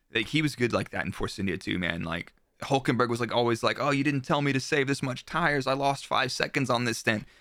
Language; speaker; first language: English; native; English